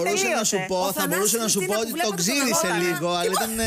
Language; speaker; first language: Greek; native; Greek